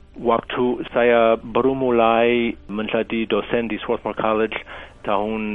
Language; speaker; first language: Indonesian; non-native, fluent; English